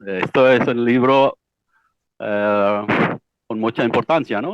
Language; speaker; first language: Spanish; non-native, fluent; Iloko